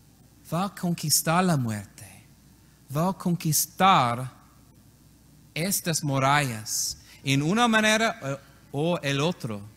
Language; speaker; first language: Spanish; non-native, learner; English